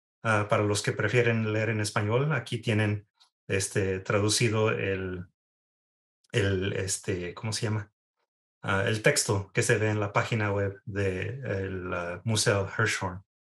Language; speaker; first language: Spanish; early bilingual, heritage; Spanish